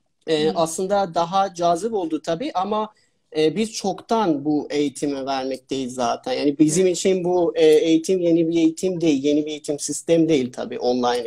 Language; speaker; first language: Turkish; non-native, fluent; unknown